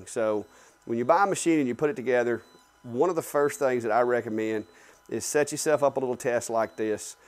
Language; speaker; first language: English; native; English